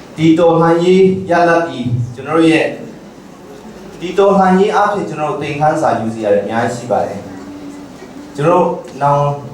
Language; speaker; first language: Burmese; non-native, local second language; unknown